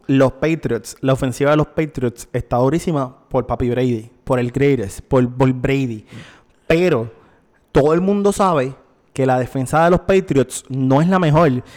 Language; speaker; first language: Spanish; native; Spanish